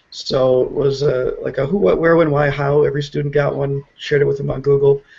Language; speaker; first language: English; native; English